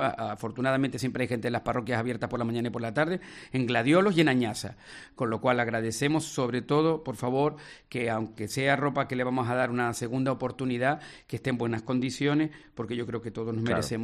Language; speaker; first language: Spanish; native; Spanish